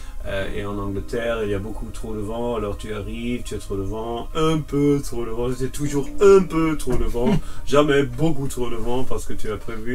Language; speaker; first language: French; non-native, fluent; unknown